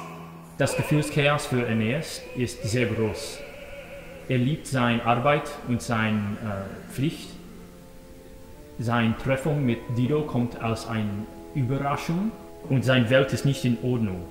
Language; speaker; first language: German; non-native, learner; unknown